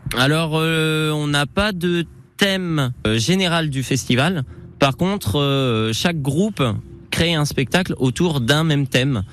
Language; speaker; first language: French; native; French